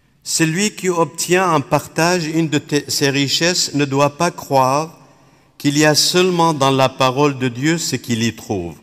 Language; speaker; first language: French; non-native, local second language; Arabic